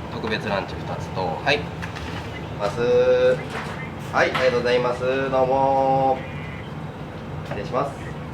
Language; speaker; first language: Japanese; native; Japanese